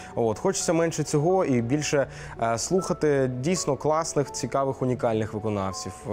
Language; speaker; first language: Ukrainian; non-native, local second language; Russian